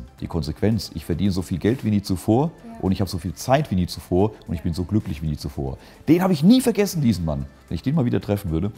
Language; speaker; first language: German; native; German